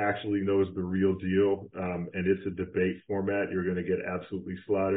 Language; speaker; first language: English; native; English